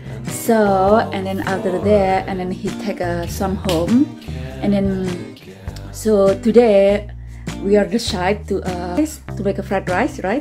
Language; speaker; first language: English; non-native, learner; Indonesian